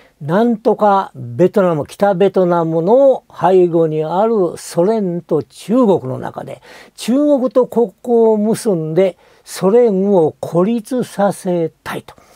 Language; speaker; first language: Japanese; native; Japanese